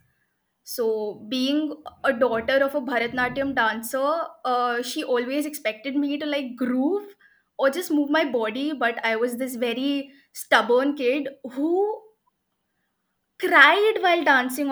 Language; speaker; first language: English; non-native, local second language; Hindi